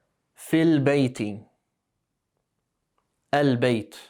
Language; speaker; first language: Arabic; non-native, fluent; English